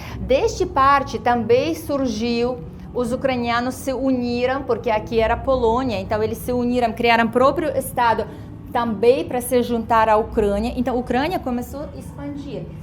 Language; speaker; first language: Portuguese; non-native, fluent; Ukrainian